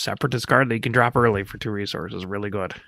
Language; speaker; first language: English; native; English